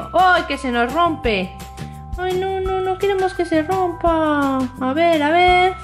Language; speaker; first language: Spanish; native; Spanish